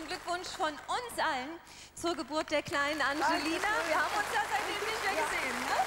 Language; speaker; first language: German; native; German